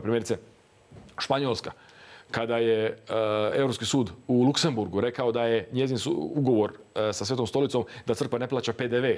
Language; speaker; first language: Croatian; native; Croatian